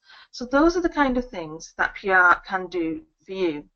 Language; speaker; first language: English; native; English